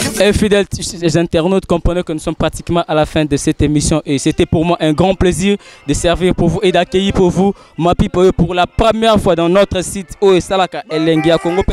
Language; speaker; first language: French; non-native, local second language; Lingala